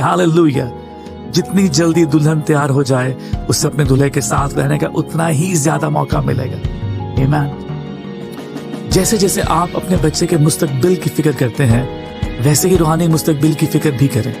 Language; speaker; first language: Urdu; native; Urdu